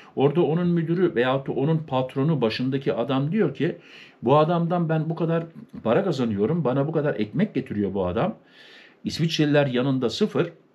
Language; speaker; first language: Turkish; native; Turkish